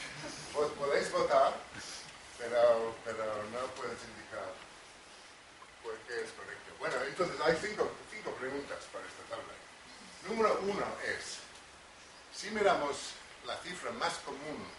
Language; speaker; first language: Spanish; non-native, fluent; English